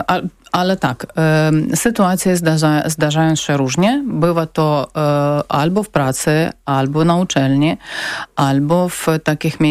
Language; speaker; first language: Polish; non-native, learner; Ukrainian